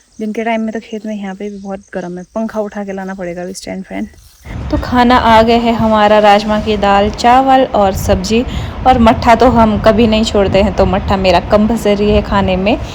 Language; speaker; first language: Hindi; non-native, local second language; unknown